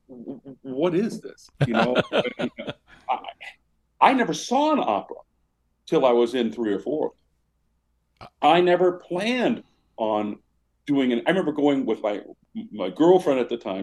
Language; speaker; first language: English; native; English